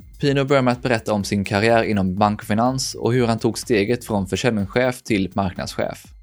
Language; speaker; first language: Swedish; native; Swedish